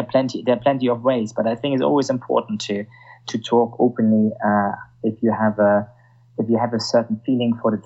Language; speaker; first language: English; non-native, fluent; German